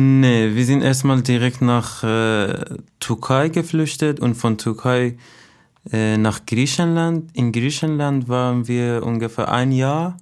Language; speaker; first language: German; non-native, fluent; Persian